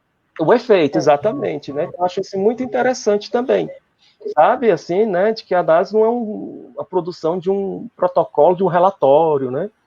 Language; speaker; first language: Portuguese; native; Portuguese